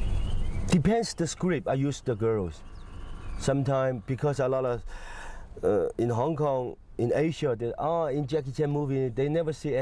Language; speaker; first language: English; non-native, fluent; Cantonese